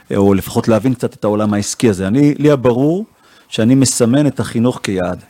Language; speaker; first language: Hebrew; native; Hebrew